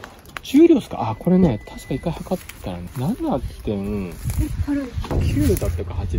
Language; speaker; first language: Japanese; native; Japanese